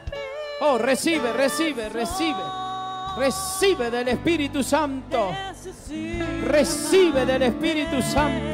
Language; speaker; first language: Spanish; native; Spanish